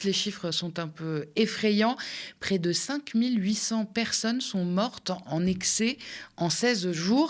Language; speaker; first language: French; native; French